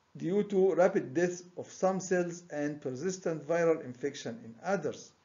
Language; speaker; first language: English; non-native, fluent; Arabic